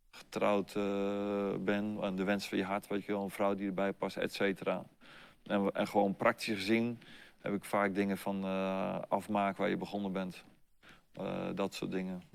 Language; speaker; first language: Dutch; native; Dutch